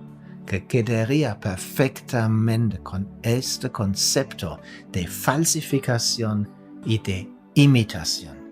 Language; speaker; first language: Spanish; non-native, fluent; German